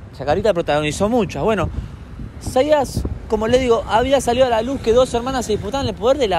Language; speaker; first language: Spanish; native; Spanish